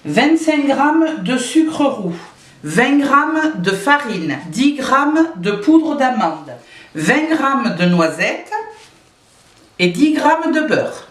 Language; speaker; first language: French; native; French